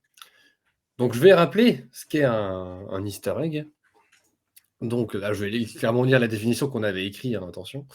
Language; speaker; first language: French; native; French